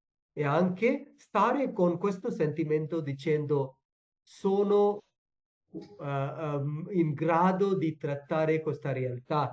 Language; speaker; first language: Italian; non-native, fluent; Tamil